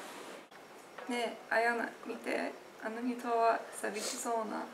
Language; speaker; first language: Japanese; non-native, learner; English